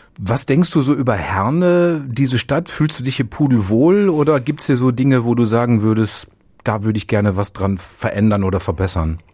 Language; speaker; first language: German; native; German